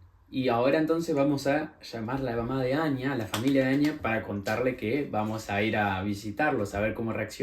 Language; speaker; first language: Spanish; native; Spanish